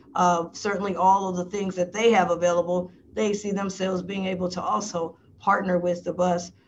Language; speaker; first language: English; native; English